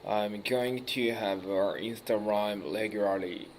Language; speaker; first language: English; non-native, learner; Japanese